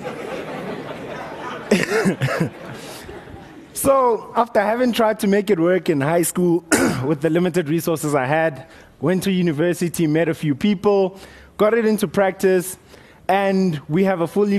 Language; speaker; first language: English; non-native, local second language; Northern Sotho